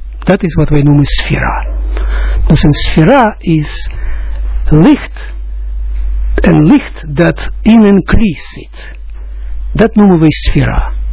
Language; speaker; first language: Dutch; non-native, fluent; Russian